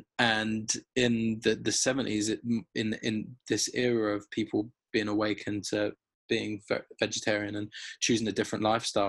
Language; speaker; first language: English; native; English